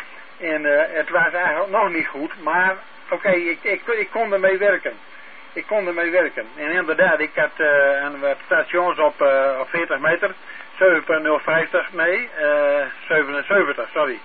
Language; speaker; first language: Dutch; native; Dutch